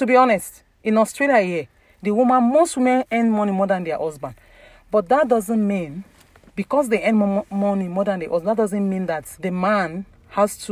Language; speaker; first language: English; non-native, local second language; Yoruba